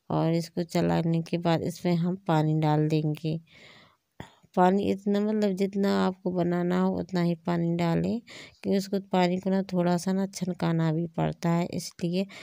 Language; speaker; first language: Hindi; native; Hindi